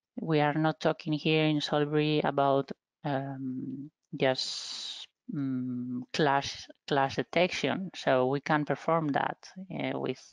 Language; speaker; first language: English; non-native, fluent; Spanish